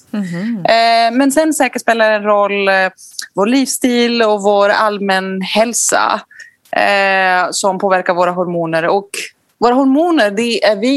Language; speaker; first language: Swedish; non-native, fluent; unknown